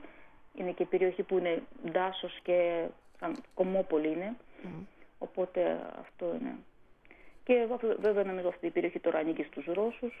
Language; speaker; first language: Greek; non-native, fluent; Armenian